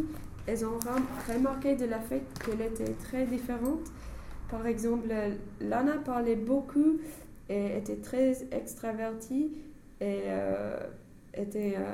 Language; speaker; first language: French; non-native, fluent; English